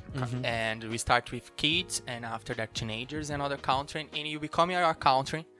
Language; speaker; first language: English; non-native, learner; Portuguese